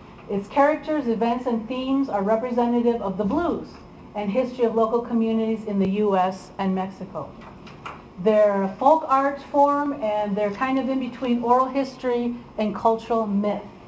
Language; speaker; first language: English; early bilingual, other home language; Spanish